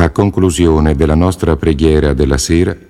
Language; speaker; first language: Italian; native; Italian